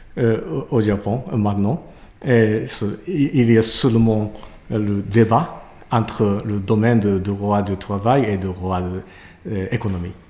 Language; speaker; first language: French; non-native, learner; Japanese